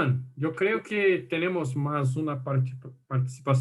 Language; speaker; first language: Spanish; non-native, fluent; Portuguese